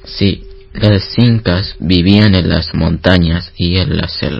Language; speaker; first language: Catalan; early bilingual, other home language; Spanish